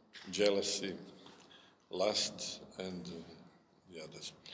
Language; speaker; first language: English; non-native, fluent; Serbian